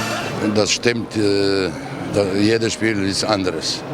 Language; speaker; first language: German; non-native, fluent; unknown